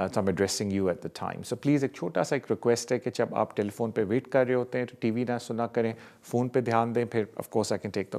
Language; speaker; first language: Urdu; native; Urdu